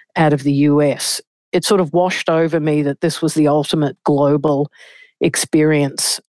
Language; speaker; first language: English; native; English